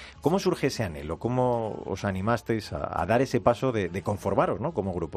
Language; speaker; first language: Spanish; native; Spanish